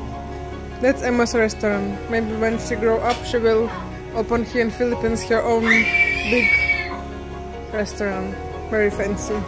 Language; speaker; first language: English; non-native, learner; Russian